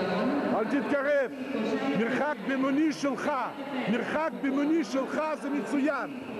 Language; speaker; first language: Hebrew; non-native, fluent; Russian